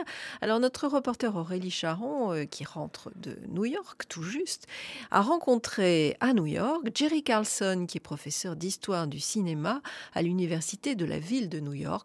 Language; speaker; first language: French; native; French